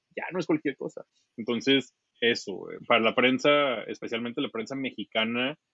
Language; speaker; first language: Spanish; native; Spanish